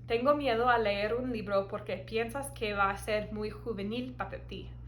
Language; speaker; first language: Spanish; non-native, fluent; English